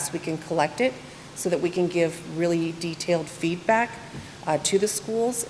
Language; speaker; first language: English; native; English